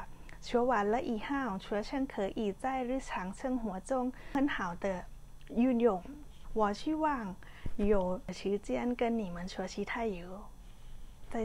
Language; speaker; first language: Chinese; non-native, learner; Thai